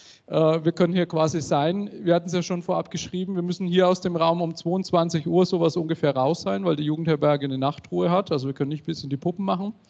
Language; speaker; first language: German; native; German